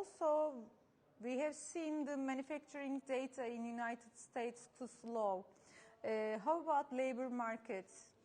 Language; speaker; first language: English; non-native, fluent; Turkish